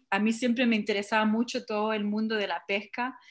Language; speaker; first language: Spanish; early bilingual, heritage; English